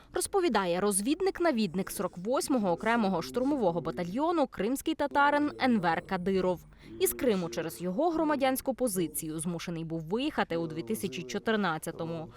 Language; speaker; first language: Ukrainian; native; Ukrainian